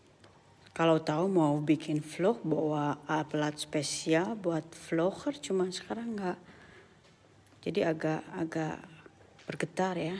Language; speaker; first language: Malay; non-native, local second language; Sundanese